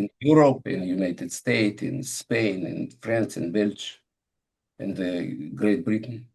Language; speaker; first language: English; non-native, learner; Russian